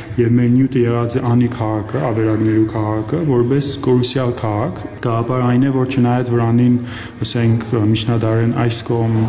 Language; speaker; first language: Armenian; early bilingual, heritage; Armenian